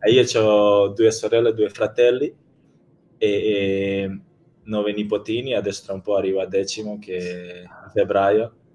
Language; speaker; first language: Italian; non-native, fluent; Croatian